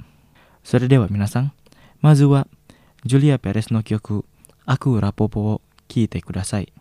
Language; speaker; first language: Japanese; non-native, fluent; Indonesian